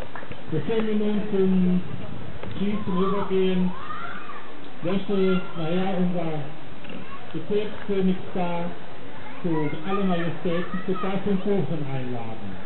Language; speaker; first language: German; native; German